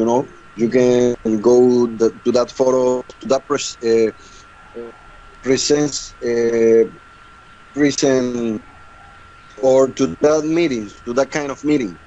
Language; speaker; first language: English; non-native, learner; Spanish